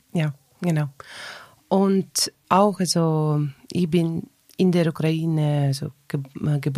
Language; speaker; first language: German; non-native, learner; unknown